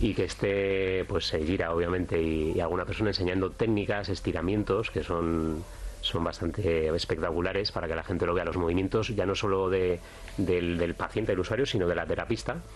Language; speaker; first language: Spanish; native; Spanish